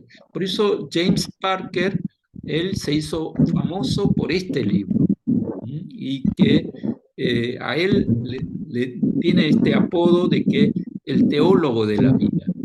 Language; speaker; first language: Spanish; non-native, fluent; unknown